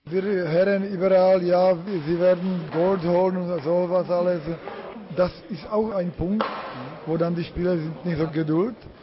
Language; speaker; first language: German; non-native, learner; Czech